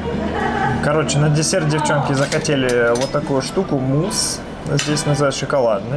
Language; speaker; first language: Russian; native; Russian